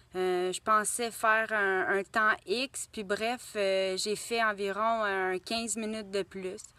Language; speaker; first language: French; native; French